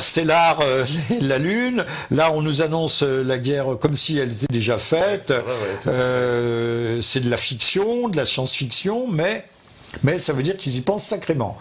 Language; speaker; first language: French; native; French